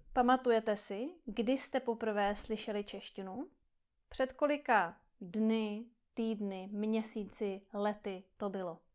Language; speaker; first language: Czech; native; Czech